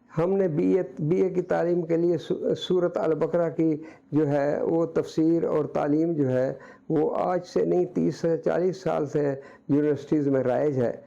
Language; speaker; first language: Urdu; non-native, local second language; Saraiki